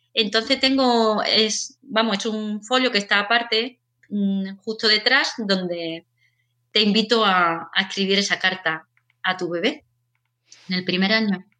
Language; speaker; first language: Spanish; native; Spanish